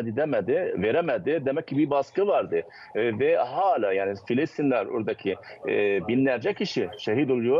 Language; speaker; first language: Turkish; non-native, fluent; Arabic